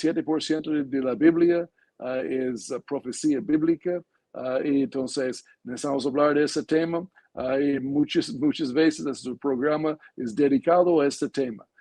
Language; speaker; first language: Spanish; non-native, fluent; English